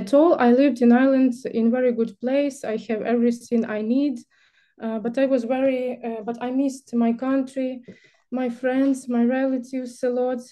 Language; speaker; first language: English; non-native, learner; Ukrainian